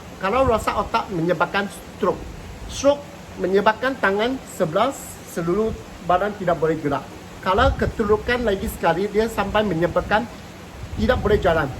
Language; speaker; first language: Malay; non-native, local second language; Cantonese